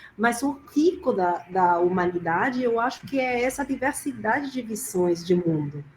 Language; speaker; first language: Portuguese; non-native, fluent; Spanish